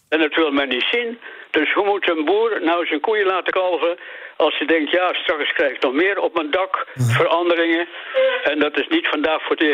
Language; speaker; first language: Dutch; native; Dutch